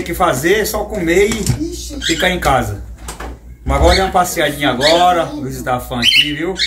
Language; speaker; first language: Portuguese; native; Portuguese